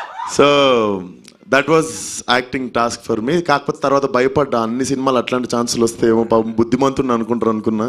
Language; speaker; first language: Telugu; native; Telugu